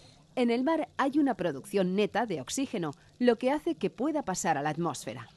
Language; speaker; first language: Spanish; native; Spanish